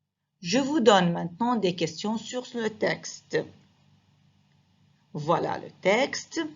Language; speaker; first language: French; non-native, fluent; Arabic